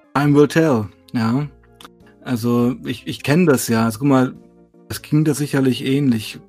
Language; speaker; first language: German; native; German